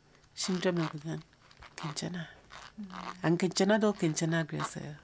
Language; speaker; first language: Korean; non-native, learner; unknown